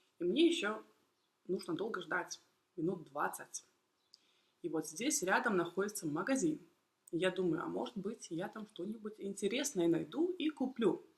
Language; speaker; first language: Russian; native; Russian